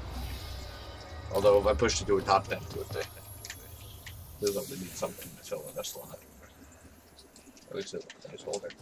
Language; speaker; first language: English; native; English